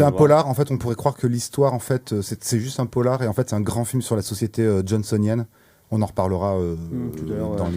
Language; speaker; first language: French; native; French